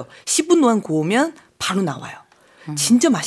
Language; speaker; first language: Korean; non-native, fluent; Chinese